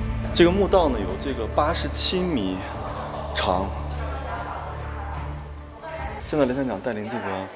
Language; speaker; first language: Chinese; native; Chinese